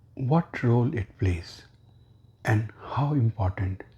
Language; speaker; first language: English; non-native, local second language; Hindi